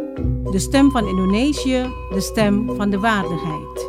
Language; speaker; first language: Dutch; non-native, fluent; Indonesian